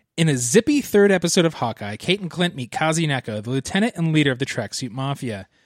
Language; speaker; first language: English; native; English